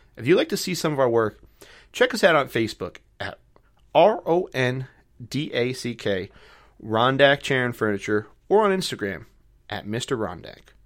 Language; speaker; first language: English; native; English